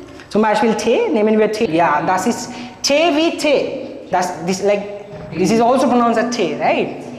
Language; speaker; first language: English; non-native, local second language; Marathi